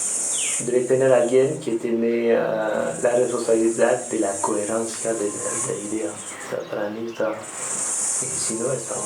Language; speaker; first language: Spanish; non-native, learner; French